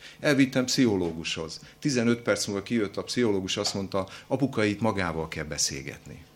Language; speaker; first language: Hungarian; native; Hungarian